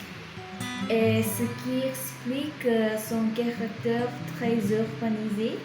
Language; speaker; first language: French; non-native, fluent; Korean